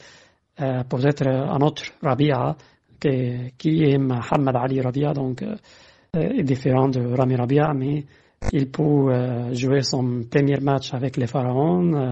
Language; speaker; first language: French; non-native, fluent; Arabic